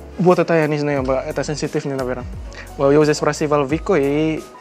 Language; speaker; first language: Russian; non-native, learner; Indonesian